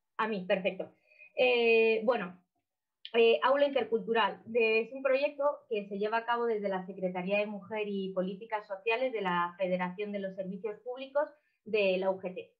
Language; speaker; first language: Spanish; native; Spanish